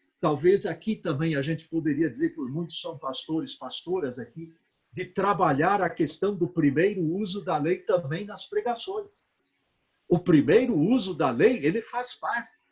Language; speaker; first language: Portuguese; native; Portuguese